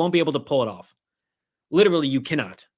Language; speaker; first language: English; native; English